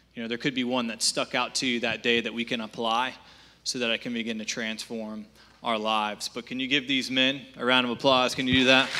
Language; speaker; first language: English; native; English